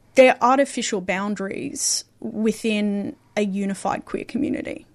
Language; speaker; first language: English; native; English